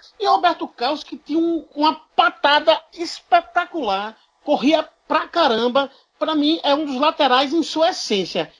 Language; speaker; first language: Portuguese; native; Portuguese